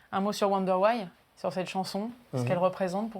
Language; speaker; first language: French; native; French